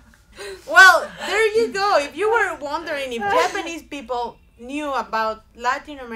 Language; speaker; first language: English; non-native, fluent; Spanish